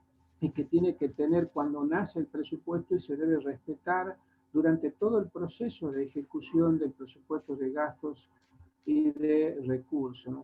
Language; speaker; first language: Spanish; native; Spanish